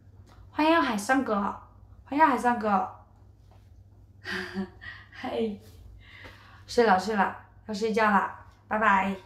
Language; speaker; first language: Chinese; native; Chinese